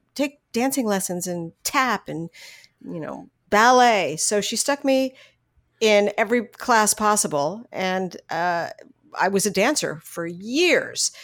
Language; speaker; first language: English; native; English